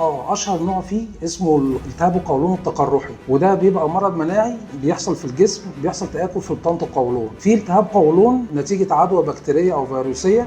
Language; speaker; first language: Arabic; native; Arabic